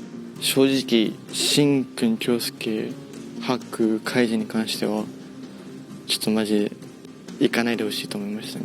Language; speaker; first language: Japanese; native; Japanese